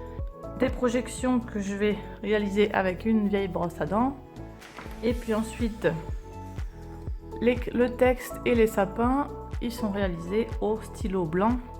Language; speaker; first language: French; native; French